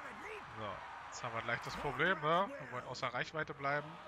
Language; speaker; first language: German; native; German